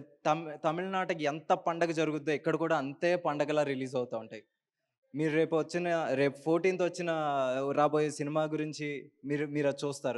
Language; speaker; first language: Telugu; native; Telugu